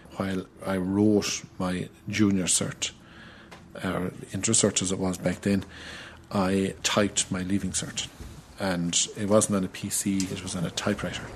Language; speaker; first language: English; native; English